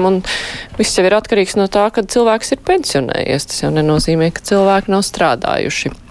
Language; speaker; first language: Latvian; native; Latvian